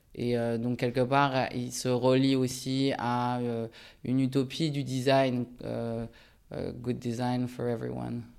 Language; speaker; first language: French; early bilingual, other home language; Japanese